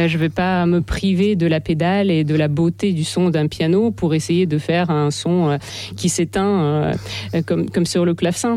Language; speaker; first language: French; non-native, fluent; Russian